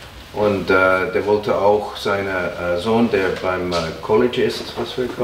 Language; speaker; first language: German; non-native, fluent; English